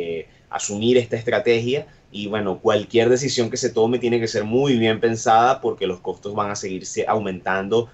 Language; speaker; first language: Spanish; native; Spanish